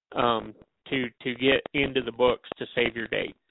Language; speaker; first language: English; native; English